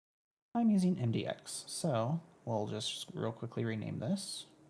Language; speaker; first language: English; native; English